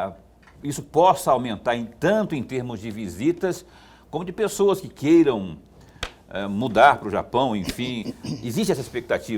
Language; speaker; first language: Portuguese; native; Portuguese